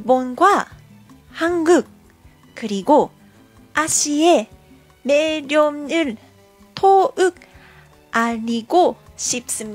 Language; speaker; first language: Korean; non-native, learner; Japanese